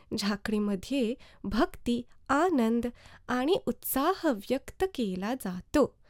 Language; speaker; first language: Marathi; early bilingual, heritage; Marathi